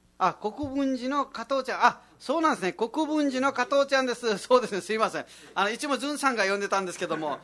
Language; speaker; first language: Japanese; non-native, fluent; Nepali